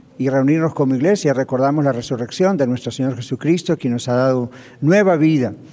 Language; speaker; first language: Spanish; native; Spanish